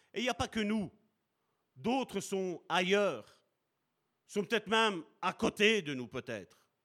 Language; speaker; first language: French; early bilingual, other home language; Italian